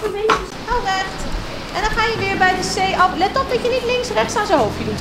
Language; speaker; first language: Dutch; native; Dutch